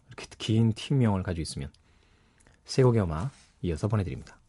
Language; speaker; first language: Korean; native; Korean